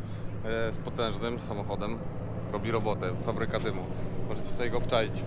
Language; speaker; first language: Polish; native; Polish